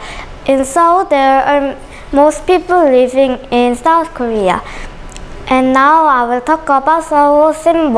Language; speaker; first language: English; non-native, learner; Korean